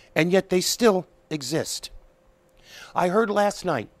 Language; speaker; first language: English; native; English